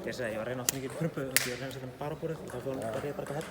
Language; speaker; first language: Icelandic; native; Icelandic